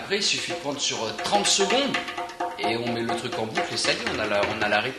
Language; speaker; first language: French; native; French